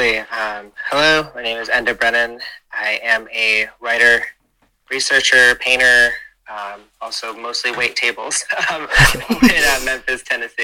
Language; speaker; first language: English; native; English